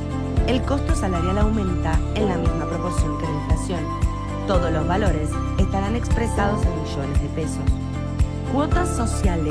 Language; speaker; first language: Spanish; native; Spanish